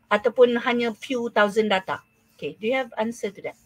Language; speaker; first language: English; non-native, local second language; Malay